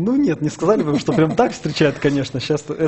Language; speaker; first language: Russian; native; Russian